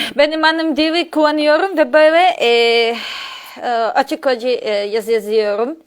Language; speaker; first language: Turkish; non-native, learner; Serbian